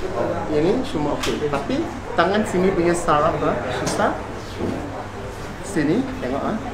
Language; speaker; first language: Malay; non-native, local second language; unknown